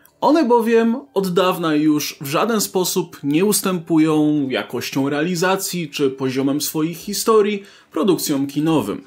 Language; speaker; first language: Polish; native; Polish